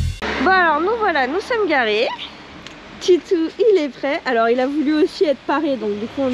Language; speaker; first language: French; native; French